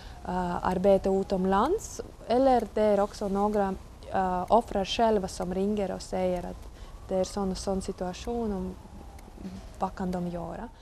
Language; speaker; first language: Swedish; non-native, fluent; Latvian